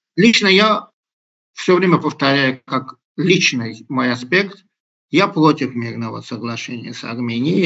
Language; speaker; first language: Russian; non-native, local second language; Azerbaijani